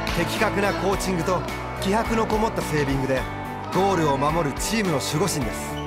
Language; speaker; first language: Japanese; native; Japanese